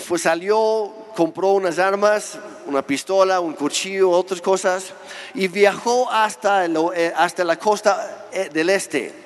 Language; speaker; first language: Spanish; non-native, fluent; English